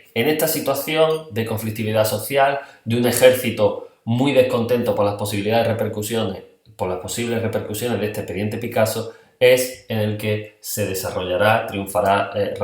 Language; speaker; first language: Spanish; native; Spanish